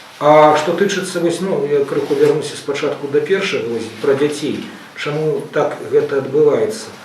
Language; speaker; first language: Belarusian; non-native, local second language; Russian